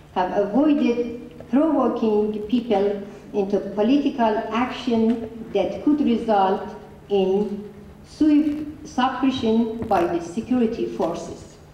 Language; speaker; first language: English; non-native, fluent; Persian